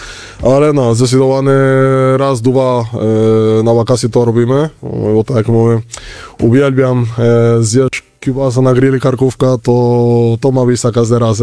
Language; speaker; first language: Polish; non-native, learner; Spanish